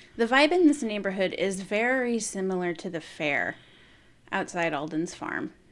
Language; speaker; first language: English; native; English